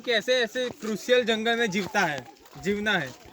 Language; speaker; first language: Hindi; non-native, local second language; Gujarati